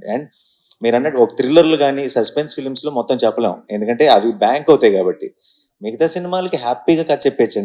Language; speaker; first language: Telugu; native; Telugu